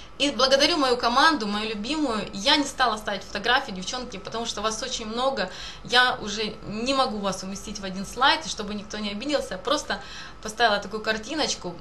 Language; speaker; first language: Russian; native; Russian